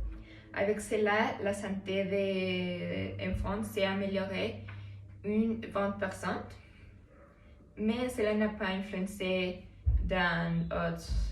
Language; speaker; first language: French; non-native, learner; Spanish